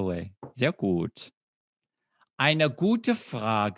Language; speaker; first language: German; non-native, fluent; English